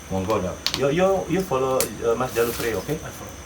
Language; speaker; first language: English; non-native, learner; Indonesian